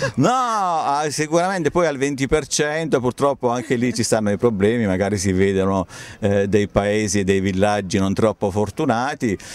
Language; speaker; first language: Italian; native; Italian